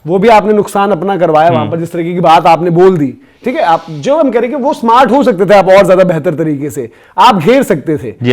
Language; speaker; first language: Hindi; native; Hindi